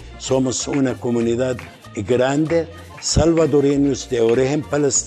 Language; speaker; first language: Spanish; non-native, fluent; Arabic